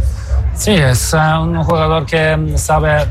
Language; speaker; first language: Spanish; non-native, fluent; Polish